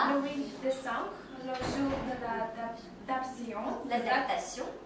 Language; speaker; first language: French; non-native, learner; Uzbek